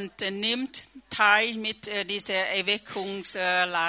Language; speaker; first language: German; non-native, learner; Thai